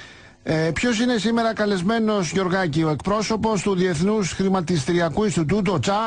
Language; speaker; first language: Greek; native; Greek